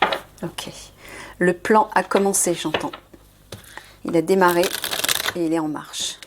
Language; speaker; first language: French; native; French